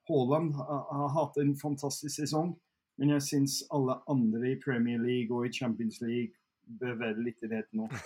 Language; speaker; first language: Norwegian; non-native, fluent; English